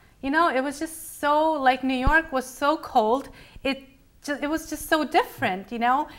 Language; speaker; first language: English; early bilingual, other home language; Bangla